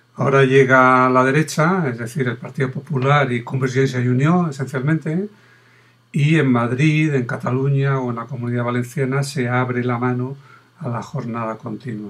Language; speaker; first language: Spanish; native; Spanish